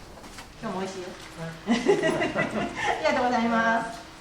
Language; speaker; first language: Japanese; native; Japanese